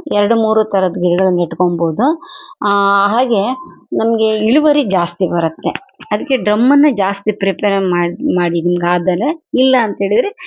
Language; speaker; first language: Kannada; non-native, local second language; Telugu